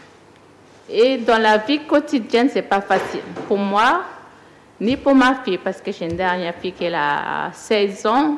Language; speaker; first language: French; non-native, learner; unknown